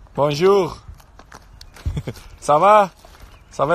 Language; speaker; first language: French; non-native, learner; Spanish